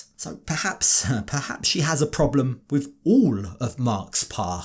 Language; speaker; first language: English; native; English